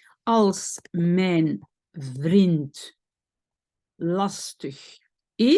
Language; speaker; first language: Dutch; non-native, fluent; French